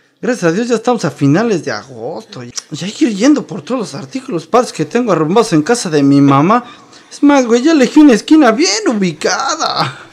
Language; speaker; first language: Spanish; native; Spanish